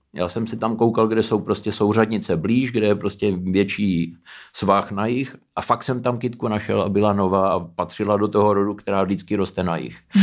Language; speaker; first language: Czech; early bilingual, heritage; Czech